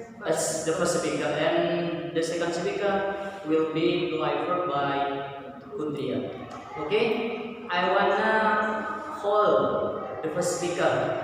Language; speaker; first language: English; non-native, learner; Indonesian